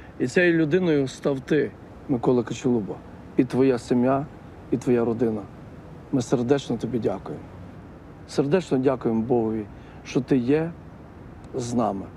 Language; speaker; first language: Ukrainian; native; Ukrainian